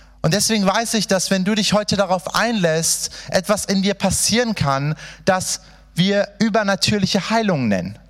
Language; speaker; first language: German; early bilingual, other home language; Persian